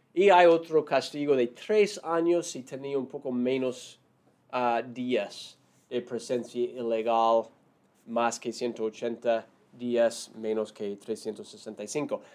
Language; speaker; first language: Spanish; non-native, fluent; English